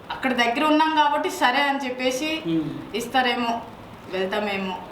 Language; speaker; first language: Telugu; non-native, local second language; Odia